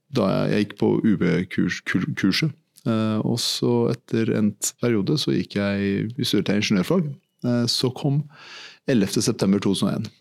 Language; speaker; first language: Norwegian; early bilingual, other home language; Persian